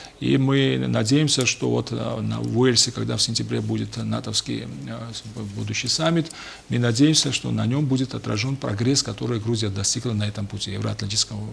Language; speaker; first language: Russian; non-native, local second language; Georgian